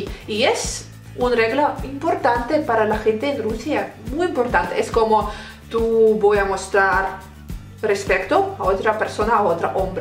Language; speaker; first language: Spanish; non-native, learner; Russian